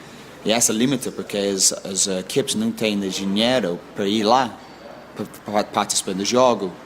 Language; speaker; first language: Portuguese; non-native, learner; English